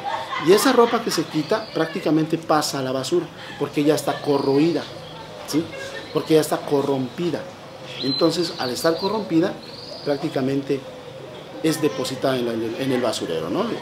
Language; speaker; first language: Spanish; native; Spanish